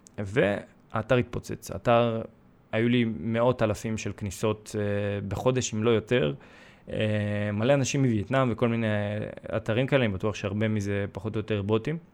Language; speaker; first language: Hebrew; early bilingual, other home language; Russian